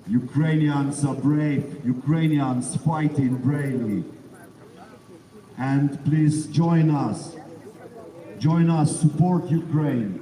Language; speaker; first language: English; non-native, learner; Ukrainian